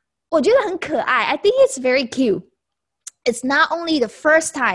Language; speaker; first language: English; non-native, fluent; Chinese